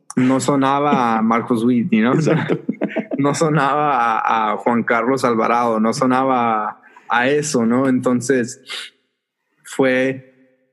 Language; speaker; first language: Spanish; early bilingual, heritage; Spanish